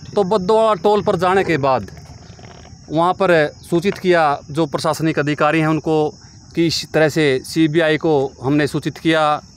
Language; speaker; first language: Hindi; native; Hindi